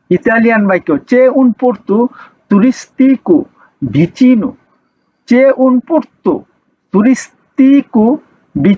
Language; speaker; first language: Italian; non-native, learner; Bangla